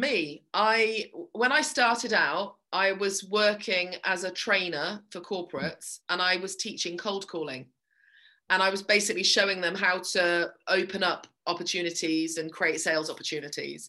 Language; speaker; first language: English; native; English